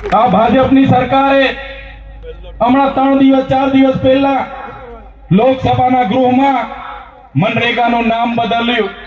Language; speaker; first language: Gujarati; non-native, local second language; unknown